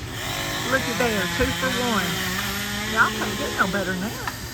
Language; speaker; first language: English; native; English